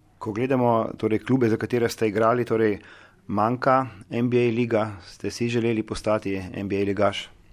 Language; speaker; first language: Slovenian; native; Slovenian